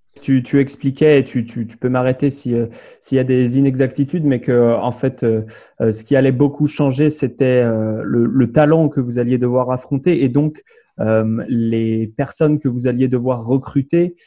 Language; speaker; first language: French; native; French